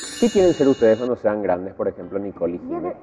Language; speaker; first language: Spanish; native; Spanish